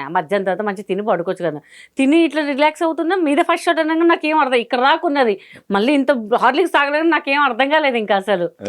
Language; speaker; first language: Telugu; non-native, local second language; Hindi